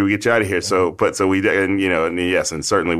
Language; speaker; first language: English; native; English